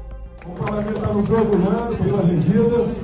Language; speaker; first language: Portuguese; native; Portuguese